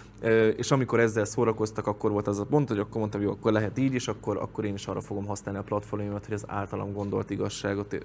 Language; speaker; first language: Hungarian; native; Hungarian